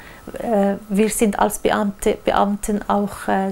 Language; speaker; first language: German; non-native, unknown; Arabic